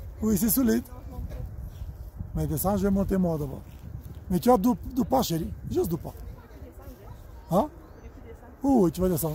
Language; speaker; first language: French; non-native, learner; Bulgarian